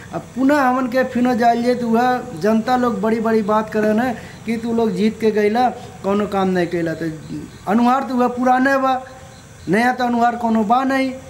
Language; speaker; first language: Bhojpuri; non-native, local second language; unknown